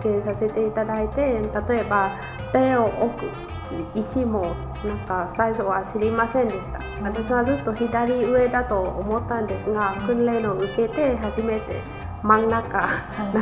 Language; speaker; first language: Japanese; non-native, fluent; Vietnamese